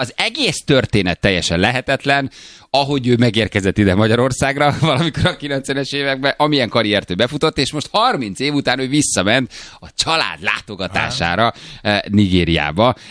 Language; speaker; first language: Hungarian; native; Hungarian